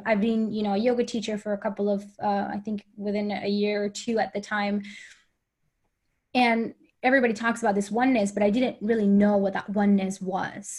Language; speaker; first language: English; non-native, fluent; Spanish